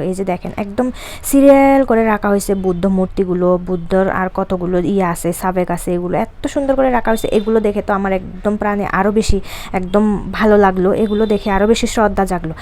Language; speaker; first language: Bangla; non-native, local second language; Chakma